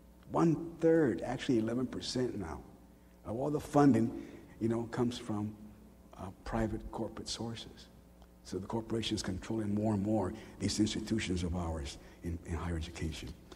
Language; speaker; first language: English; early bilingual, other home language; Spanish